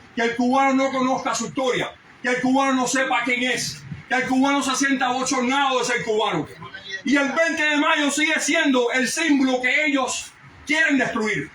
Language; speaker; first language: Spanish; early bilingual, heritage; Spanish